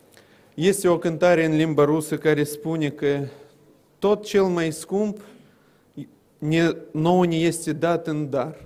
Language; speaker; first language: Romanian; non-native, local second language; Russian